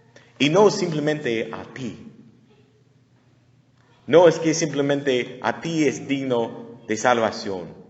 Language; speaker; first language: Spanish; non-native, learner; English